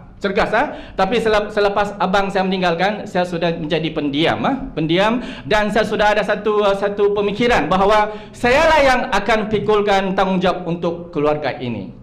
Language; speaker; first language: Malay; non-native, local second language; Chinese